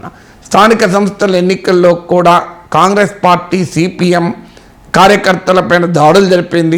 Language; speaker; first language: Telugu; native; Telugu